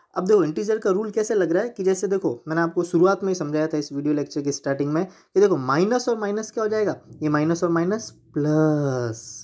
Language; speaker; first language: Hindi; non-native, local second language; Gujarati